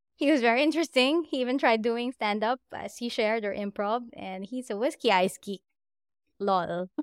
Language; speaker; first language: English; non-native, local second language; Filipino